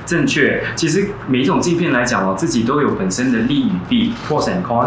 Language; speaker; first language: Chinese; native; Chinese